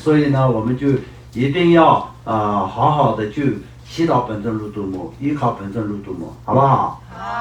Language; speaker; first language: Chinese; non-native, local second language; Tibetan